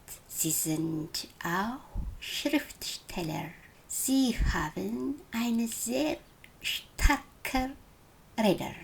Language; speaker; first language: German; non-native, learner; Amharic